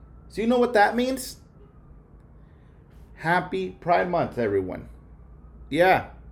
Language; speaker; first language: English; early bilingual, other home language; Spanish